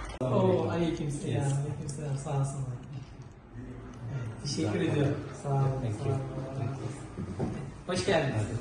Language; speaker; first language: Turkish; native; Turkish